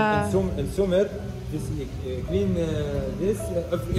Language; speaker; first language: English; non-native, learner; Arabic